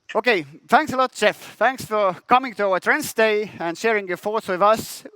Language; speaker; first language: English; non-native, fluent; Estonian